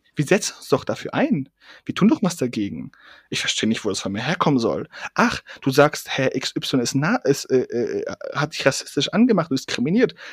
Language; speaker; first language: German; early bilingual, other home language; Persian